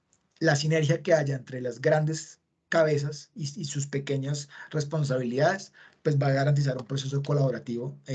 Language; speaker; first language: Spanish; native; Spanish